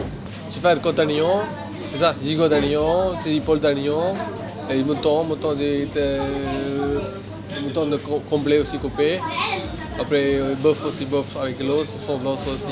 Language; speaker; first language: French; non-native, learner; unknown